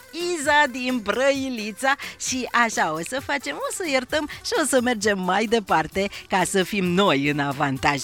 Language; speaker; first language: Romanian; native; Romanian